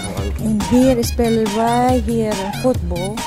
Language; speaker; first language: Dutch; non-native, learner; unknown